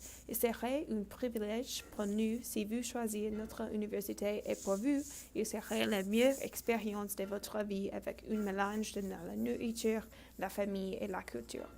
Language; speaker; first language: French; non-native, learner; English